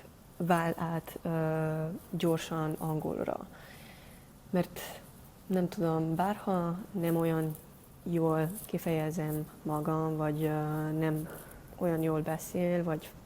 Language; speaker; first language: Hungarian; non-native, learner; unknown